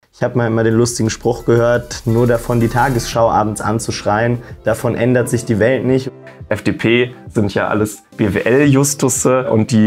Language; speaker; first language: German; native; German